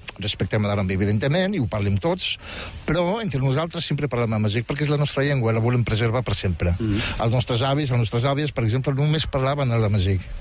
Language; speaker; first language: Catalan; non-native, fluent; Riffian